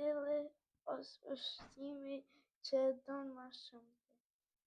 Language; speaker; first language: Albanian; early bilingual, heritage; Albanian